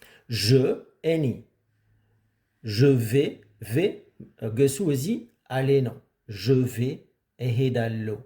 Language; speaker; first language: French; non-native, fluent; Amharic